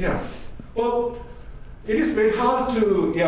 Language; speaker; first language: English; non-native, learner; Korean